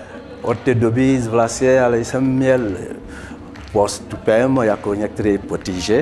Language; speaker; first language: Czech; non-native, learner; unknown